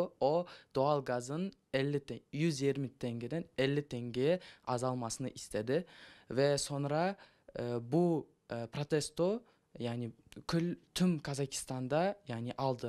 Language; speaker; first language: Turkish; non-native, learner; Kazakh